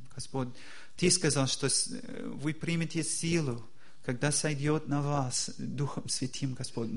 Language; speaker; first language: Russian; non-native, fluent; English